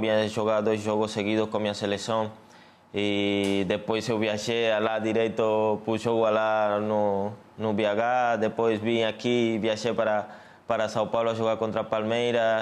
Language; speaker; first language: Portuguese; non-native, learner; Spanish